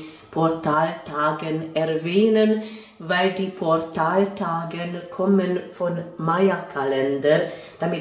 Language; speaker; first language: German; non-native, fluent; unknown